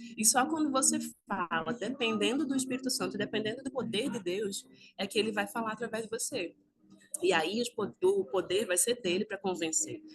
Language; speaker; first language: Portuguese; native; Portuguese